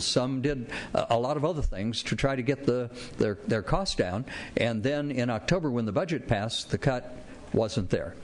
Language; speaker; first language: English; native; English